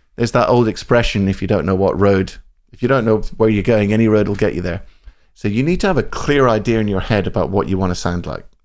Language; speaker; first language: English; native; English